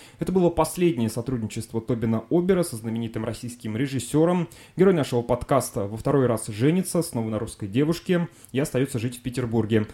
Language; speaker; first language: Russian; native; Russian